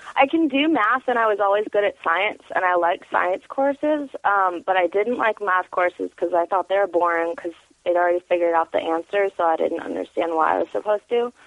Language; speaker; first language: English; native; English